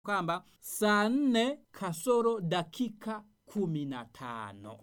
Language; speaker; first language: Swahili; non-native, local second language; Rundi